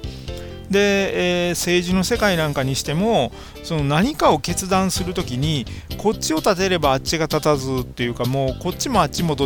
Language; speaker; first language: Japanese; native; Japanese